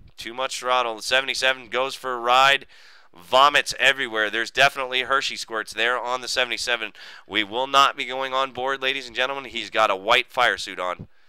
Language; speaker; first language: English; native; English